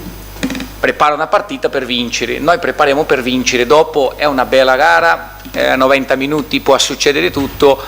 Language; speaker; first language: Italian; non-native, fluent; Portuguese